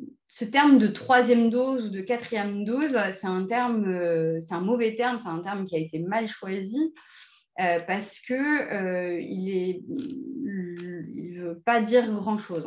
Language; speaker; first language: French; native; French